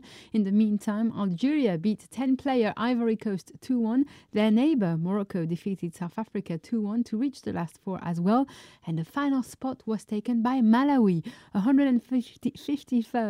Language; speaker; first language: English; non-native, fluent; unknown